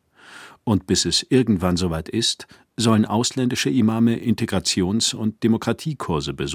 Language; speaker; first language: German; native; German